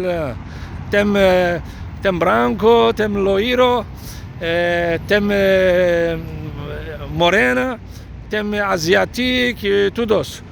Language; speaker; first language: Portuguese; non-native, learner; Turkish